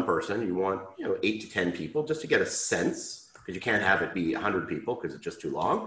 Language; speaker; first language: English; native; English